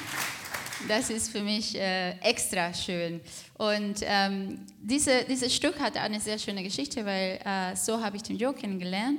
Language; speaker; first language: German; non-native, fluent; Spanish